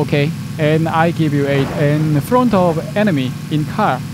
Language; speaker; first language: English; non-native, learner; Korean